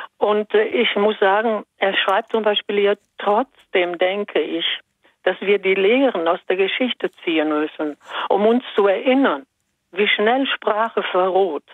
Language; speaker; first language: German; early bilingual, other home language; Italian